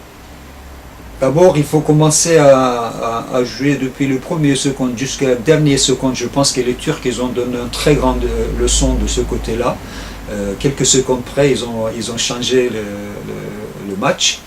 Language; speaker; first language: French; non-native, fluent; Turkish